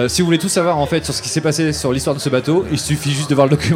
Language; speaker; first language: French; native; French